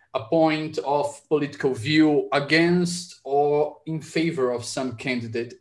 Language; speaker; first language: English; non-native, fluent; Portuguese